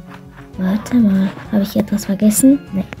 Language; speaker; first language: German; non-native, learner; Arabic